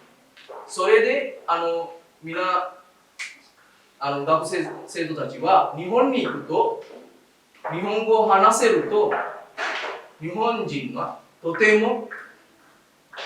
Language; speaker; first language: Japanese; non-native, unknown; Sinhala